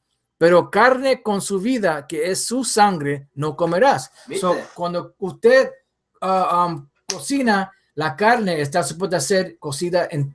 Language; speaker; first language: Spanish; early bilingual, heritage; English